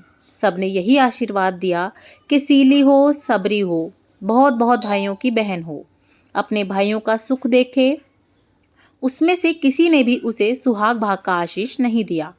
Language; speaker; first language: Hindi; native; Hindi